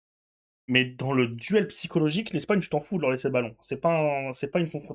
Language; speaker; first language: French; native; French